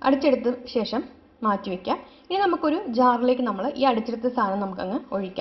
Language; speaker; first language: Malayalam; native; Malayalam